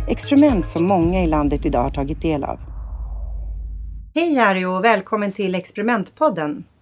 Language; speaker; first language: Swedish; native; Swedish